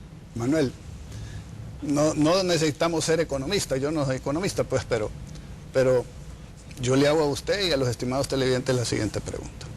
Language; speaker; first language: Spanish; native; Spanish